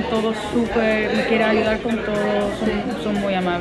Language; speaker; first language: Spanish; non-native, fluent; Dutch